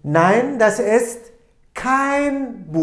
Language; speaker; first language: German; non-native, fluent; Turkish